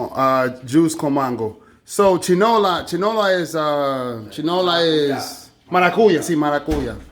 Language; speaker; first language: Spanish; non-native, learner; English